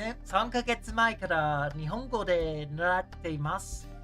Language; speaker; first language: Japanese; non-native, learner; English